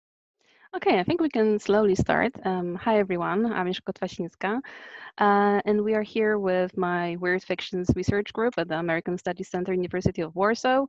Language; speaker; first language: English; non-native, fluent; Polish